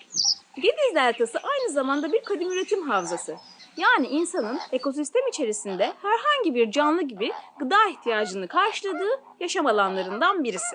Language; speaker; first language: Turkish; native; Turkish